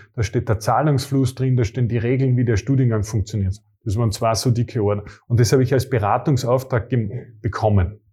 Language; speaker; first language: German; native; German